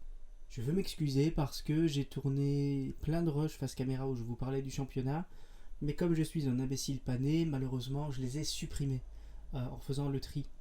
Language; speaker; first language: French; native; French